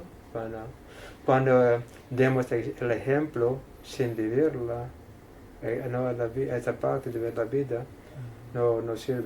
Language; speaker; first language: Spanish; non-native, fluent; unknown